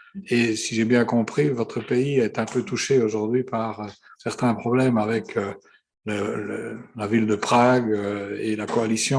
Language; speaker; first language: French; native; French